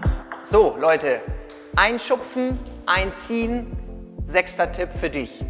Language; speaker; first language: German; native; German